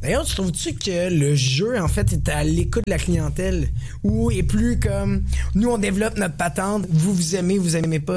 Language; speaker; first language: French; native; French